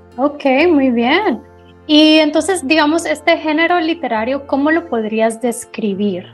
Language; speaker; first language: Spanish; native; Spanish